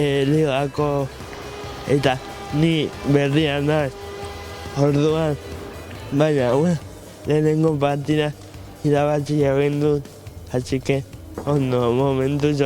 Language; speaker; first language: Basque; non-native, local second language; Spanish